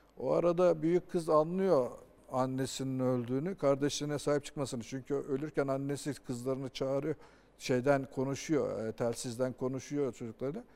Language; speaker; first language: Turkish; native; Turkish